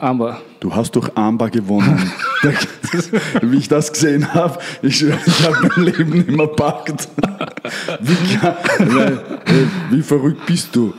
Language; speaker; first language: German; native; German